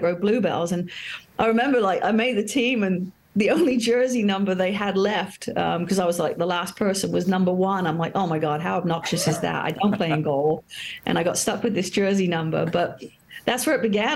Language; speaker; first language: English; native; English